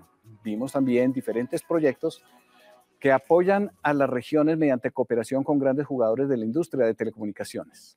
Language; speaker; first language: Spanish; native; Spanish